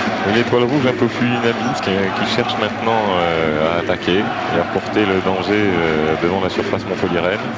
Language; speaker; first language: French; native; French